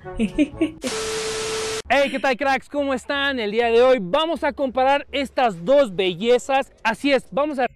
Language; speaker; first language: Spanish; native; Spanish